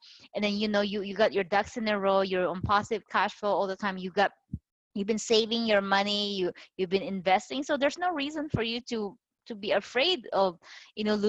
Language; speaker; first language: English; non-native, local second language; Filipino